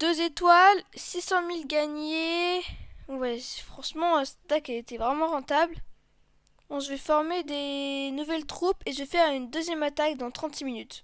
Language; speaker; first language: French; native; French